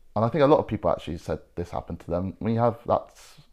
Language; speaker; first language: English; native; English